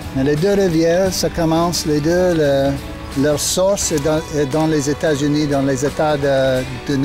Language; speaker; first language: French; non-native, local second language; English